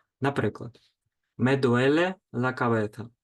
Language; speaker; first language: Spanish; non-native, fluent; Ukrainian